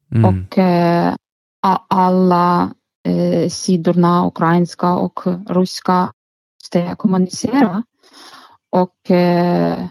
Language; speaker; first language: Swedish; non-native, learner; Ukrainian